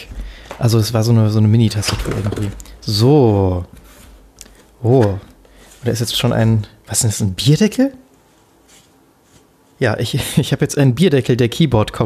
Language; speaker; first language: German; native; German